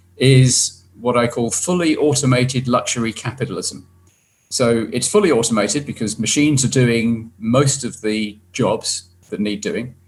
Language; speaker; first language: English; native; English